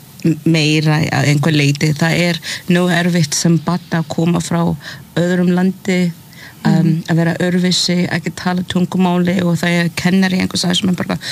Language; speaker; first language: Icelandic; early bilingual, heritage; Icelandic